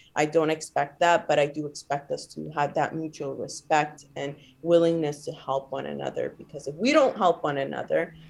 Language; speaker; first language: English; early bilingual, other home language; Spanish